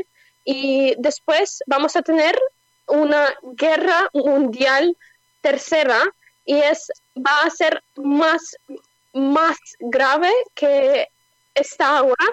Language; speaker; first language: Spanish; non-native, fluent; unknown